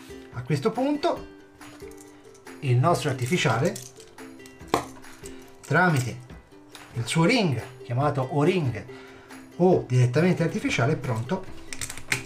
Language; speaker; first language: Italian; native; Italian